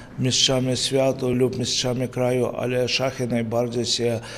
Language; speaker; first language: Polish; non-native, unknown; Ukrainian